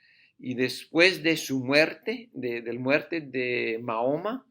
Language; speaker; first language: Spanish; non-native, fluent; English